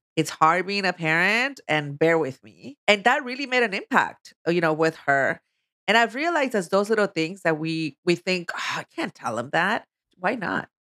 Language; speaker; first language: English; non-native, fluent; Spanish